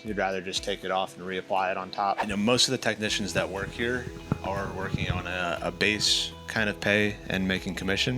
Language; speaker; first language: English; native; English